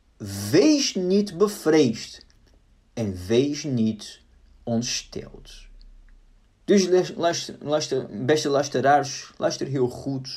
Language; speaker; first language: Dutch; non-native, fluent; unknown